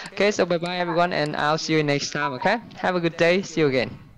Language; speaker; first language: English; non-native, fluent; Vietnamese